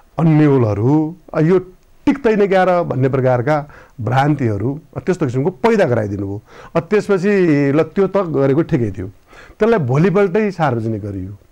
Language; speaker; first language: Nepali; native; Nepali